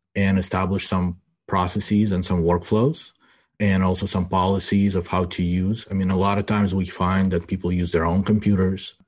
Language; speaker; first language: English; early bilingual, other home language; Russian